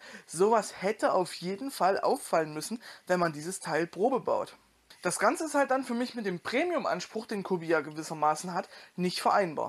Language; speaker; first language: German; native; German